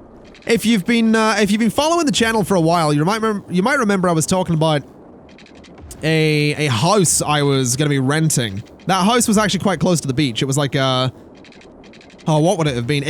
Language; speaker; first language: English; native; English